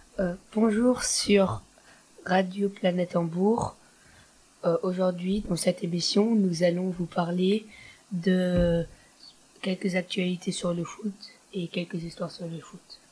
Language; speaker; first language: French; non-native, learner; German